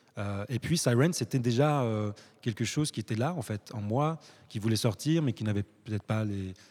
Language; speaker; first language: French; early bilingual, other home language; Arabic